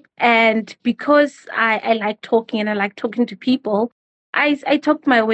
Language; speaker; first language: English; non-native, local second language; Northern Sotho